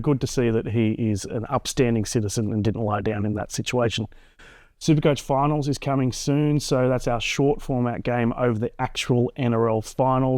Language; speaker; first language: English; native; English